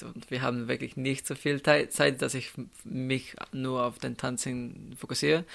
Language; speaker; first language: German; non-native, fluent; Slovenian